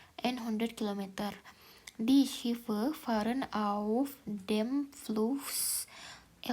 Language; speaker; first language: German; non-native, learner; Indonesian